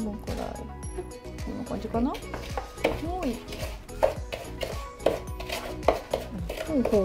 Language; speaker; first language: Japanese; native; Japanese